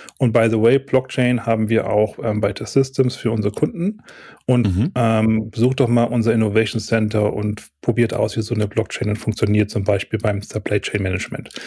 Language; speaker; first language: German; native; German